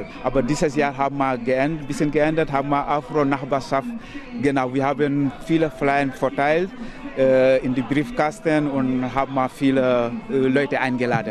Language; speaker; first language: German; non-native, learner; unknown